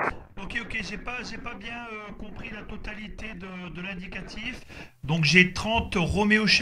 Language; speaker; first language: French; native; French